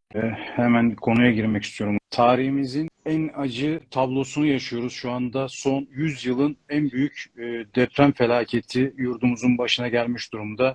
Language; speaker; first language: Turkish; native; Turkish